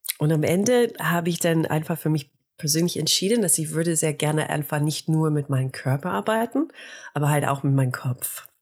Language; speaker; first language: German; non-native, fluent; English